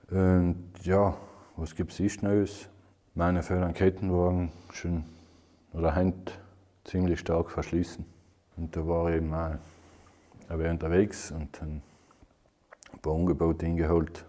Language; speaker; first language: German; native; German